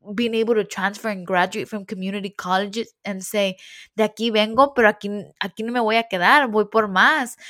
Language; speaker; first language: Spanish; early bilingual, heritage; Spanish